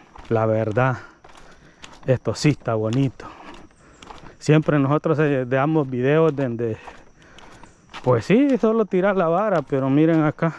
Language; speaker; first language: Spanish; native; Spanish